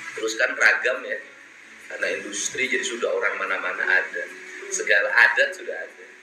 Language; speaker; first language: Indonesian; non-native, local second language; Sundanese